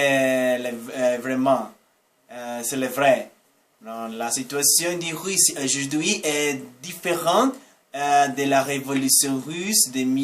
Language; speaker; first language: French; non-native, learner; Portuguese